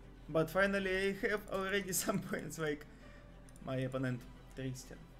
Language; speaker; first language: English; non-native, learner; Russian